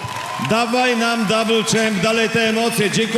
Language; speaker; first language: Polish; native; Polish